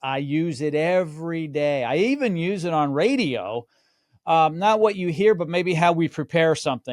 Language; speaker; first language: English; native; English